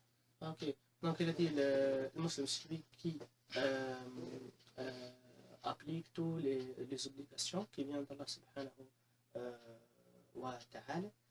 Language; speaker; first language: French; non-native, local second language; Arabic